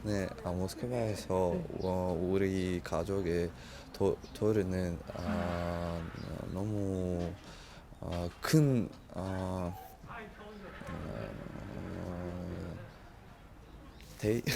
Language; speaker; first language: Korean; non-native, learner; Russian